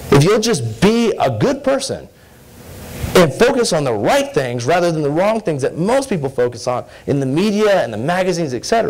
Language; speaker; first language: English; native; English